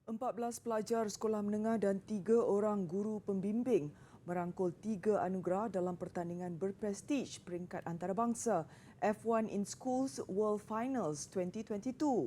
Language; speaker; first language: Malay; native; Malay